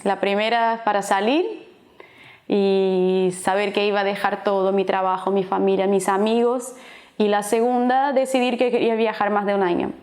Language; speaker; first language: Spanish; non-native, fluent; Portuguese